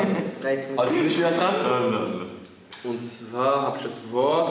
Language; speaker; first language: German; early bilingual, other home language; Arabic